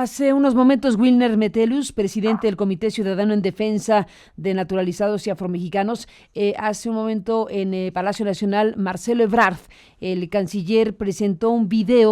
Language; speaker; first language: Spanish; native; Spanish